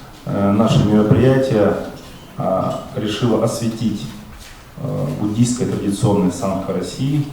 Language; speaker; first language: Russian; native; Russian